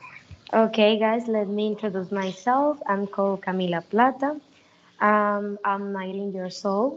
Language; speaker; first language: English; non-native, learner; Spanish